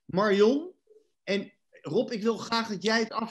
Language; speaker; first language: Dutch; native; Dutch